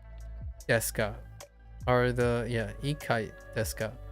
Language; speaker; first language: Japanese; non-native, learner; English